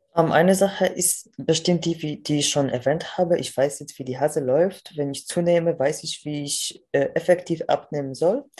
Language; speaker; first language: German; non-native, fluent; Polish